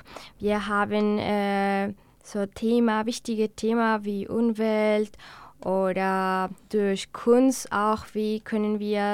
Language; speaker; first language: German; non-native, learner; Spanish